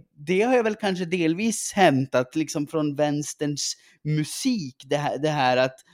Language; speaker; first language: Swedish; native; Swedish